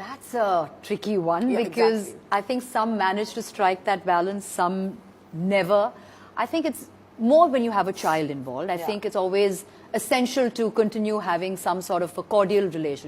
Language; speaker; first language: English; non-native, local second language; Hindi